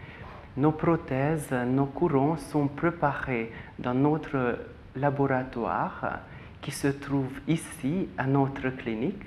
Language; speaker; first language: French; non-native, fluent; Hungarian